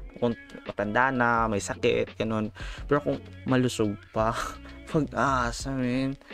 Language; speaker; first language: Filipino; non-native, local second language; Cebuano